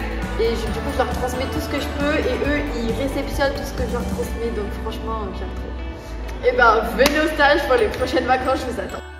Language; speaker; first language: French; native; French